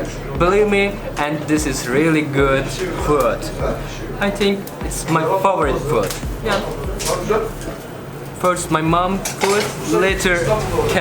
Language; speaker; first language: English; non-native, learner; Turkish